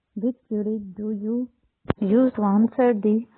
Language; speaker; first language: English; non-native, local second language; Urdu